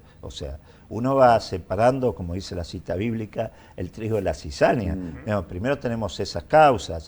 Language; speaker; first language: Spanish; native; Spanish